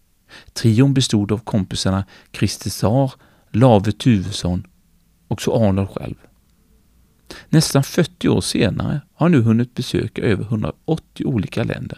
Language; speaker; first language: Swedish; native; Swedish